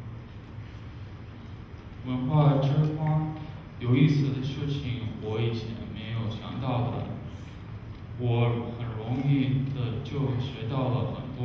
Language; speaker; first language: Chinese; non-native, learner; English